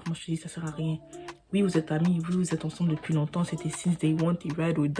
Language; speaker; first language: French; native; French